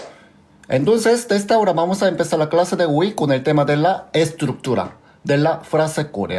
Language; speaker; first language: Spanish; non-native, fluent; Korean